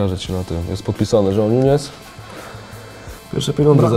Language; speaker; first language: Polish; native; Polish